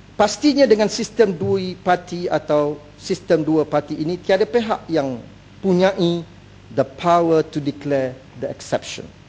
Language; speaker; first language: Malay; native; Malay